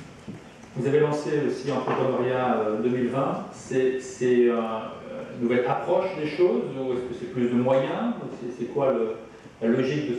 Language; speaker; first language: French; native; French